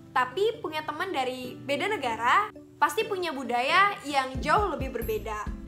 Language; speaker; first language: Indonesian; native; Indonesian